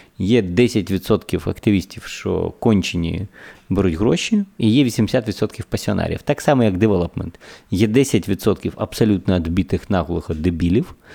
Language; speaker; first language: Ukrainian; native; Ukrainian